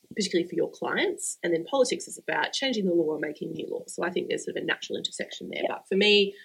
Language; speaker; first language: English; native; English